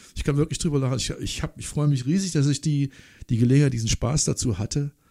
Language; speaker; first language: German; non-native, local second language; English